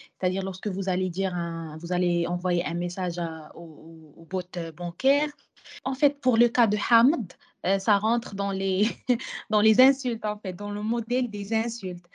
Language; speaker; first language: French; non-native, local second language; Arabic